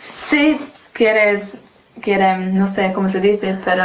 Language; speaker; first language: Spanish; non-native, learner; English